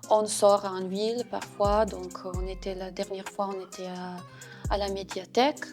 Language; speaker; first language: French; non-native, fluent; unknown